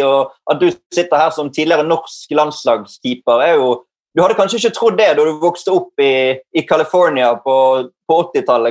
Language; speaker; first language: Norwegian; native; Norwegian